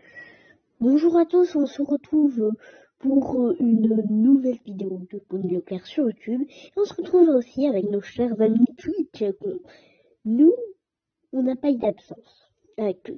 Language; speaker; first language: French; native; French